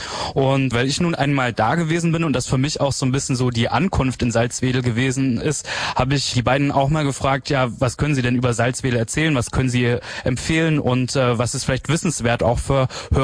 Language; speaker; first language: German; native; German